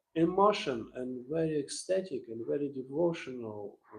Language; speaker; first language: English; non-native, learner; Russian